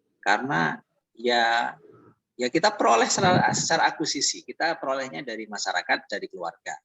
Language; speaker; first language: Indonesian; non-native, local second language; Javanese